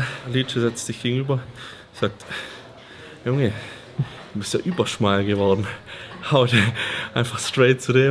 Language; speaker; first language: German; native; German